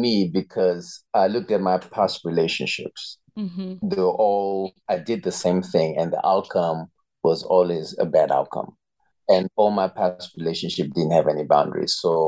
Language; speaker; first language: English; non-native, local second language; Shona